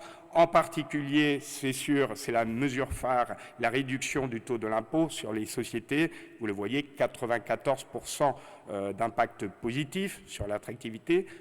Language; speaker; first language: French; native; French